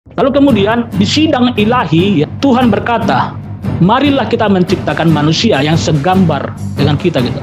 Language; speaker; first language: Indonesian; native; Indonesian